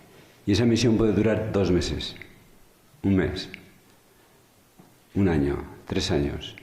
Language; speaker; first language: Spanish; native; Spanish